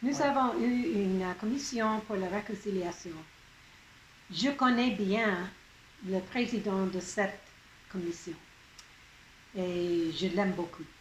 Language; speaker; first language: French; non-native, local second language; English